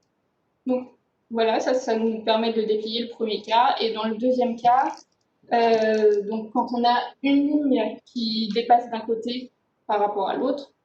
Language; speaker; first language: French; native; French